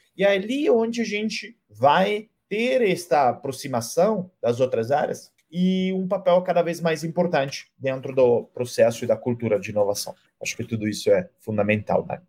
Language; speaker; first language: Portuguese; non-native, fluent; Italian